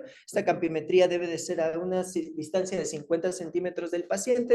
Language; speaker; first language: Spanish; native; Spanish